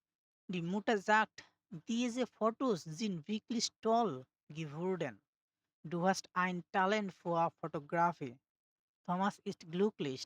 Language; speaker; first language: German; non-native, learner; Bangla